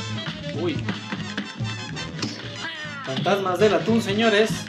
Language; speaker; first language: Spanish; native; Spanish